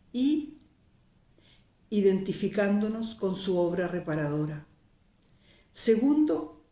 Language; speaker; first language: Spanish; native; Spanish